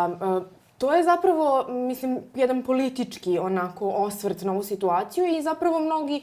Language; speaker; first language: Serbian; native; Serbian